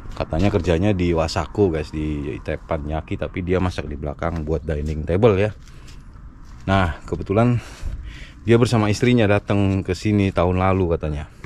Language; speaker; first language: Indonesian; native; Indonesian